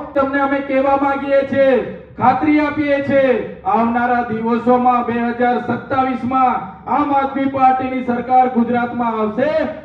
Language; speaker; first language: Gujarati; non-native, local second language; Bhili